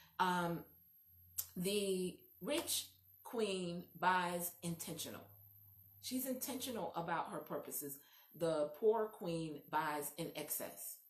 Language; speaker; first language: English; native; English